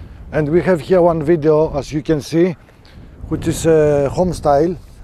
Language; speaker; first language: English; non-native, fluent; Greek